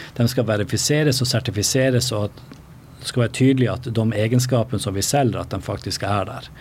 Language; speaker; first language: Swedish; non-native, fluent; Norwegian